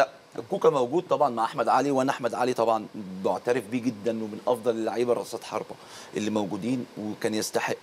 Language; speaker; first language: Arabic; native; Arabic